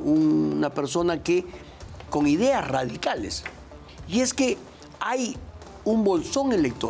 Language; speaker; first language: Spanish; native; Spanish